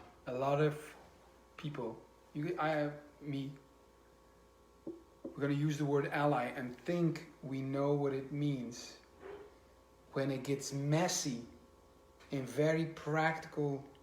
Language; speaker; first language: English; non-native, fluent; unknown